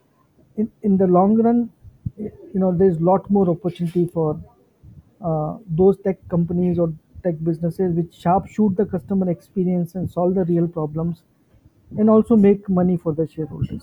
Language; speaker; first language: English; non-native, local second language; Hindi